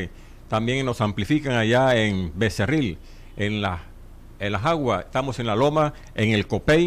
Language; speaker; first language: Spanish; native; Spanish